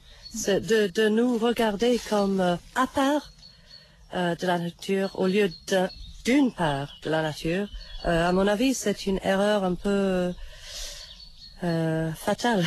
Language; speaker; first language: French; non-native, fluent; English